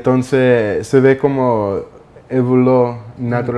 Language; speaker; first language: Spanish; early bilingual, heritage; Spanish